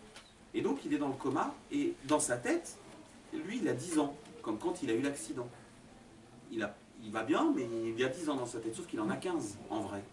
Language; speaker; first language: French; native; French